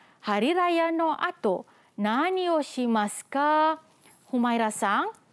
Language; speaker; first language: Japanese; non-native, fluent; Malay